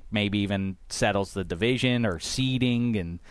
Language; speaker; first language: English; native; English